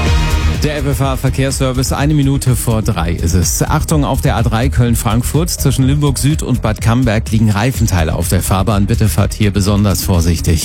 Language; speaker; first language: German; native; German